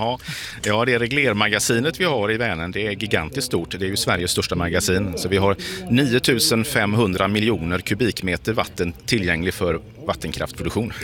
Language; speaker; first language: Swedish; native; Swedish